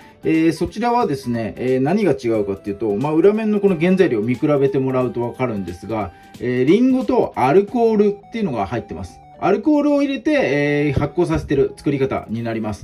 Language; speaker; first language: Japanese; native; Japanese